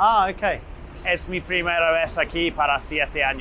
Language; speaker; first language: Spanish; non-native, learner; English